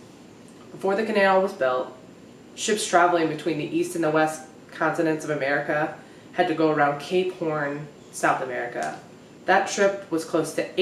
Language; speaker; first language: English; native; English